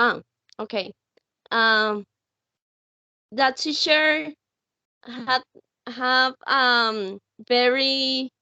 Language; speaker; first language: English; non-native, learner; Spanish